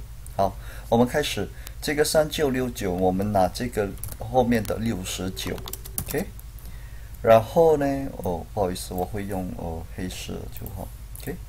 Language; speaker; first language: Chinese; non-native, fluent; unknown